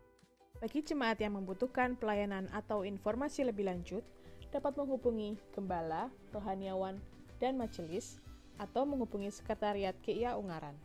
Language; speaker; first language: Indonesian; native; Indonesian